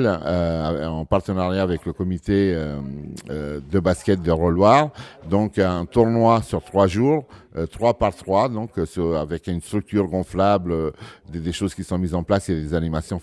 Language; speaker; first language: French; early bilingual, other home language; Portuguese